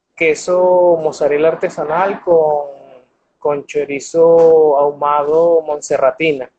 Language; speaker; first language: Spanish; native; Spanish